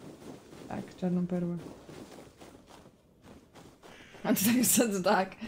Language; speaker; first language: Polish; native; Polish